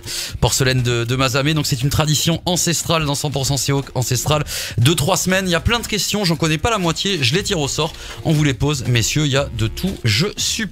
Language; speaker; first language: French; native; French